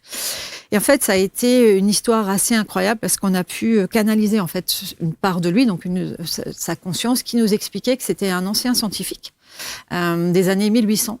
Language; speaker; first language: French; native; French